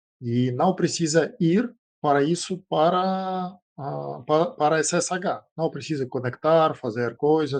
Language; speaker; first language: Portuguese; non-native, fluent; Russian